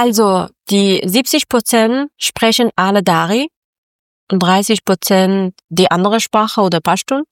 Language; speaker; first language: German; non-native, learner; Persian